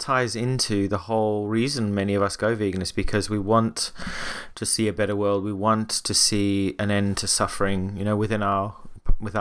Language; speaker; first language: English; native; English